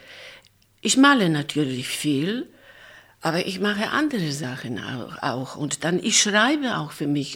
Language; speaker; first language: German; non-native, fluent; Polish